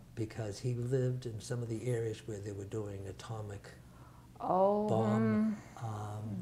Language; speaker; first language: English; early bilingual, other home language; Italian